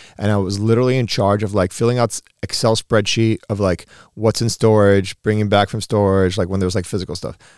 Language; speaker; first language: English; early bilingual, other home language; Spanish